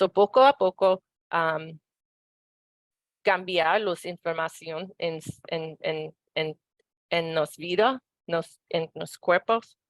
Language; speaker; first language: Spanish; non-native, learner; English